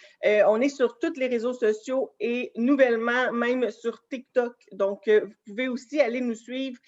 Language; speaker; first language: French; native; French